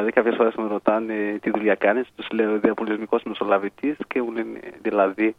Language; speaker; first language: Greek; non-native, fluent; Arabic